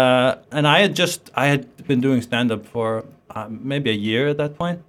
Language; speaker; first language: English; non-native, fluent; Faroese